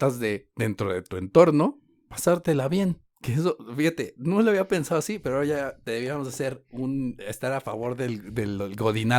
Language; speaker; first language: Spanish; native; Spanish